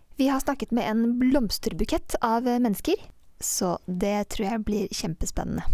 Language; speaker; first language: Norwegian; native; Norwegian